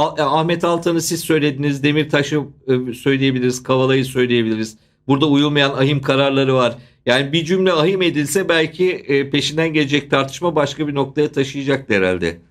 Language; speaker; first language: Turkish; native; Turkish